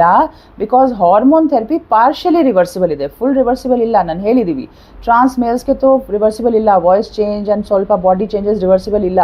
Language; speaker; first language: Kannada; non-native, learner; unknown